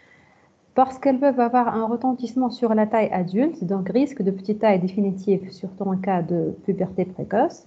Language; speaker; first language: French; non-native, local second language; Arabic